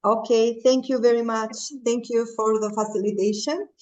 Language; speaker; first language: English; non-native, fluent; Albanian